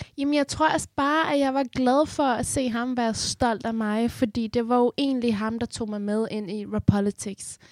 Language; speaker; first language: Danish; early bilingual, other home language; Persian